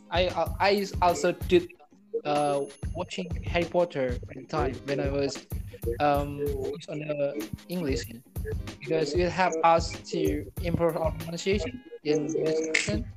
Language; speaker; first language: English; non-native, learner; Indonesian